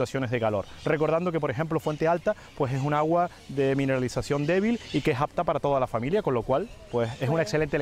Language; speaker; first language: Spanish; native; Spanish